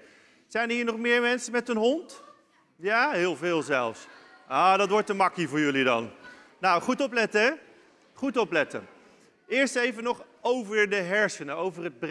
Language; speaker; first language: Dutch; native; Dutch